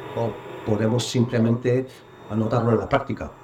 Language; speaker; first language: Spanish; non-native, fluent; Bulgarian